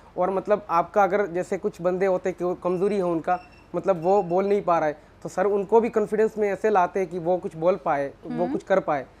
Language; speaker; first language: Hindi; non-native, local second language; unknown